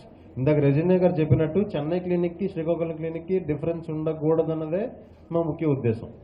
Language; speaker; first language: Telugu; native; Telugu